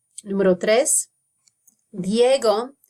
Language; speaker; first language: Spanish; non-native, fluent; English